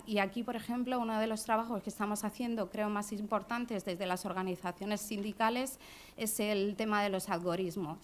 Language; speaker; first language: Spanish; native; Spanish